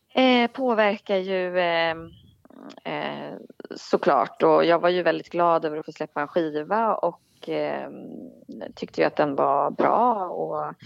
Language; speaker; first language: Swedish; native; Swedish